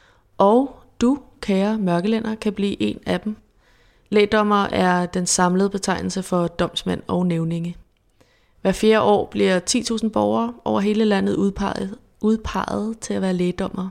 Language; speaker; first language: Danish; native; Danish